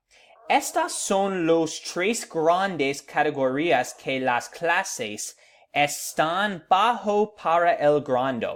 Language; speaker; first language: Spanish; non-native, learner; English